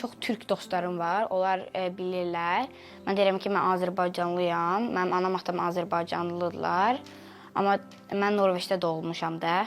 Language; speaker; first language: Azerbaijani; early bilingual, heritage; Azerbaijani